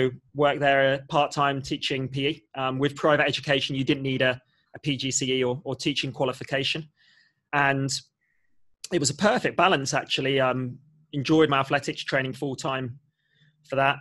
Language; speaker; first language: English; native; English